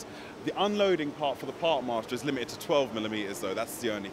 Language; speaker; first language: English; native; English